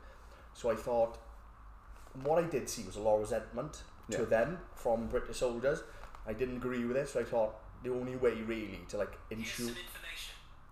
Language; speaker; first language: English; native; English